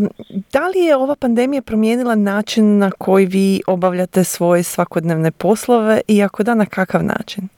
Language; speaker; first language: Serbian; native; Serbian